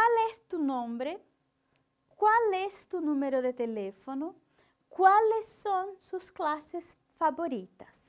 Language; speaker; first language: Spanish; non-native, fluent; Portuguese